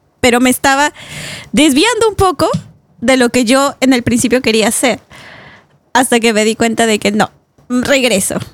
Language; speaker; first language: Spanish; native; Spanish